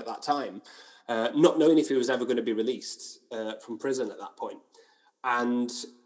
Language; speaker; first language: English; native; English